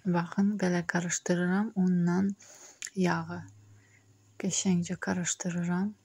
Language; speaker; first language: Turkish; non-native, learner; Azerbaijani